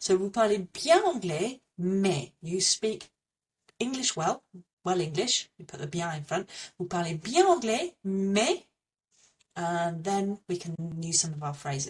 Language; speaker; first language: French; non-native, fluent; English